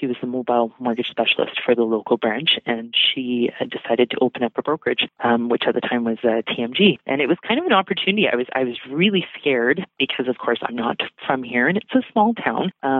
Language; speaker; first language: English; native; English